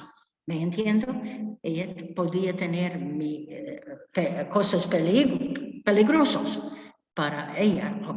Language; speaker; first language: Spanish; non-native, fluent; English